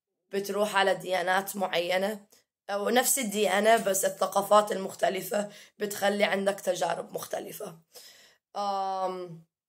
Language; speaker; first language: Arabic; early bilingual, heritage; Arabic